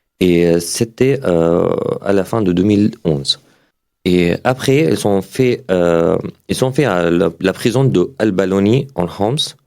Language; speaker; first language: French; non-native, learner; Arabic